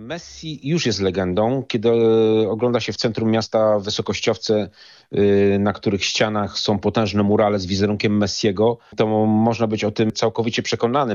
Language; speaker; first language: Polish; native; Polish